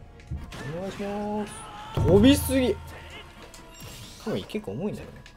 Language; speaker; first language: Japanese; native; Japanese